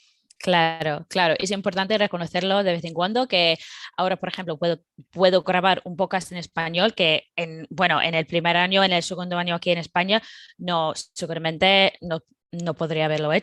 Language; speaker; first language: Spanish; non-native, fluent; English